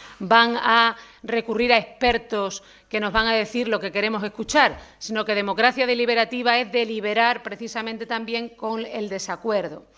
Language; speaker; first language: Spanish; native; Spanish